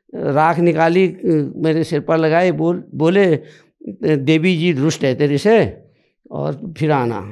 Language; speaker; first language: Hindi; native; Hindi